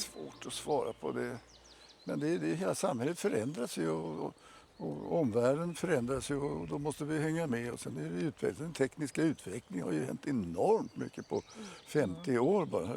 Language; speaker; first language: Swedish; native; Swedish